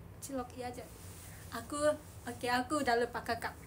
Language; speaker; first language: Indonesian; non-native, learner; Japanese